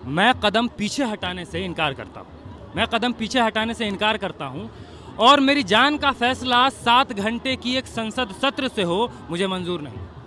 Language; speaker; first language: Urdu; native; Urdu